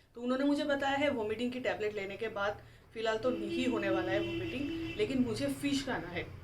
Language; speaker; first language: Hindi; non-native, local second language; Bangla